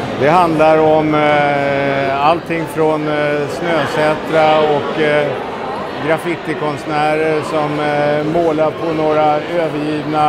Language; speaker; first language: Swedish; native; Swedish